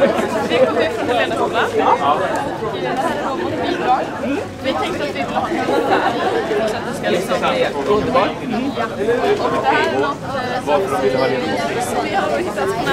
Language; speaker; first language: Swedish; native; Swedish